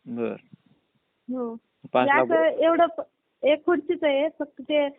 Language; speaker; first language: Marathi; native; Marathi